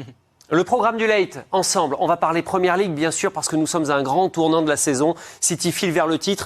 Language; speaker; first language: French; native; French